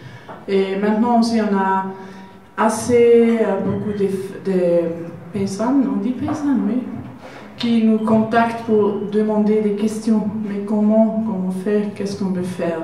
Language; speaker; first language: French; non-native, learner; German